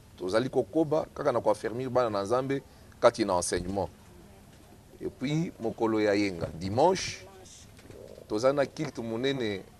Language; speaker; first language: Lingala; native; Lingala